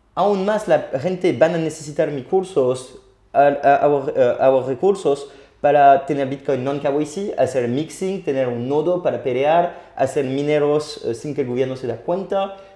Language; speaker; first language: Spanish; non-native, fluent; French